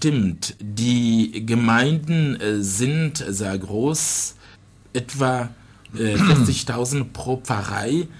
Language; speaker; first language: German; non-native, fluent; Rundi